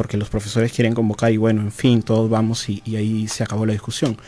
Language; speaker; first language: Spanish; native; Spanish